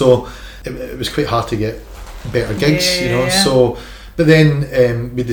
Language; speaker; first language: English; native; English